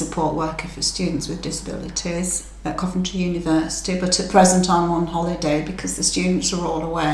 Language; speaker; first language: English; native; English